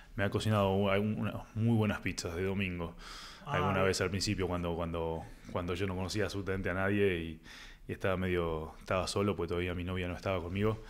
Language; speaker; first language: Spanish; native; Spanish